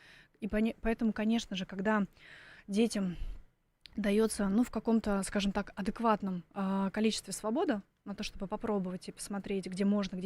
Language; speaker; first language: Russian; native; Russian